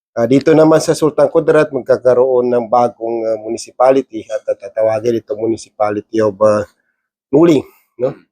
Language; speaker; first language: Filipino; non-native, local second language; Maguindanaon